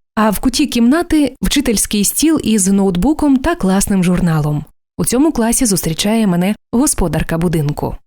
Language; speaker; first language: Ukrainian; native; Ukrainian